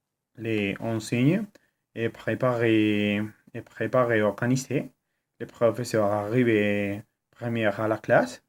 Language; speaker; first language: French; non-native, learner; Spanish